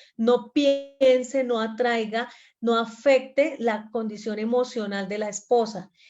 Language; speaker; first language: Spanish; native; Spanish